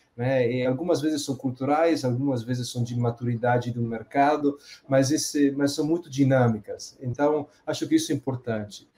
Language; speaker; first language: Portuguese; non-native, fluent; Italian